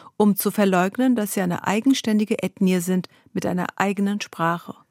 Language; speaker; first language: German; early bilingual, other home language; Kurdish